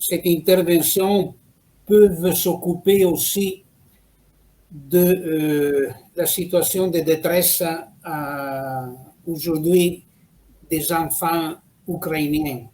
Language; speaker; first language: French; non-native, fluent; Italian